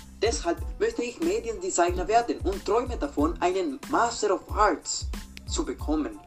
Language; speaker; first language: German; non-native, learner; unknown